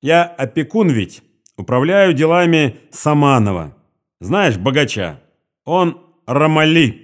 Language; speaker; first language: Russian; native; Russian